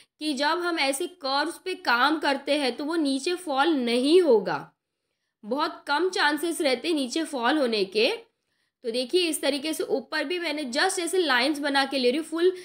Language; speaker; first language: Hindi; non-native, local second language; Marathi